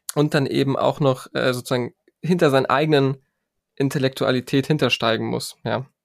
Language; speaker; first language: German; native; German